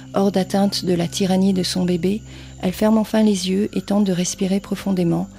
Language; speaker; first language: French; early bilingual, other home language; Vietnamese